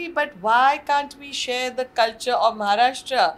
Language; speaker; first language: English; non-native, local second language; Marathi